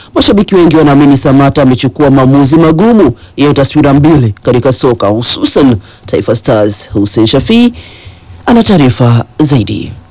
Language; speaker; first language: Swahili; native; Swahili